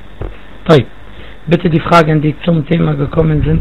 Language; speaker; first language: German; non-native, fluent; Arabic